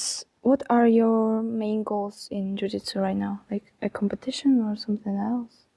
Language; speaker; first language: English; non-native, learner; Polish